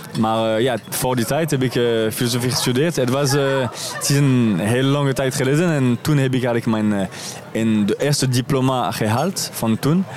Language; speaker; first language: Dutch; non-native, fluent; French